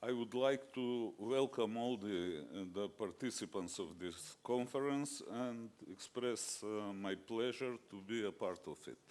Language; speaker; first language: English; non-native, fluent; Macedonian